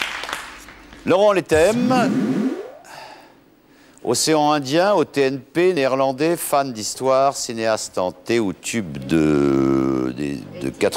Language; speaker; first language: French; native; French